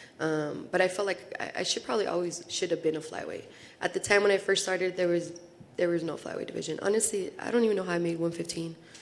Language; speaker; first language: English; early bilingual, other home language; Spanish